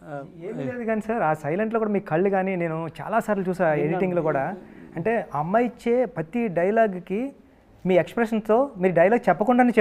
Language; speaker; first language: Telugu; native; Telugu